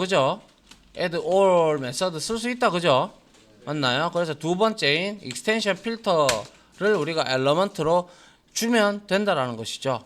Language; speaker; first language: Korean; native; Korean